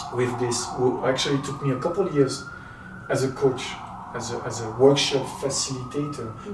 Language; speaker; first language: English; non-native, fluent; French